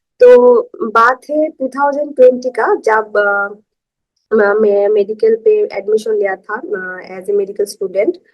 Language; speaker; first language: Hindi; non-native, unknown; Bangla